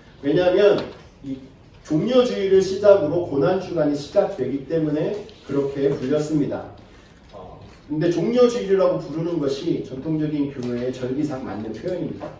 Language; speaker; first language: Korean; native; Korean